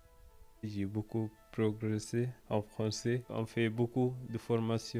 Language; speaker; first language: French; non-native, learner; Arabic